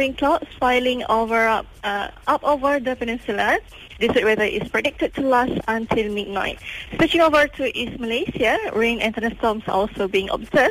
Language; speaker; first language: English; non-native, local second language; Malay